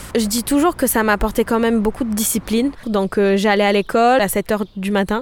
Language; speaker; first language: French; non-native, fluent; Portuguese